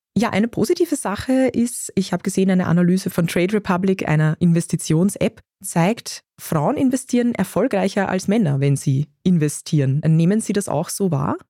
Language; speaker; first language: German; native; German